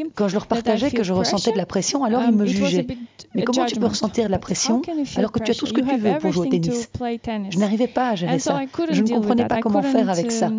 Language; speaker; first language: French; non-native, fluent; Ukrainian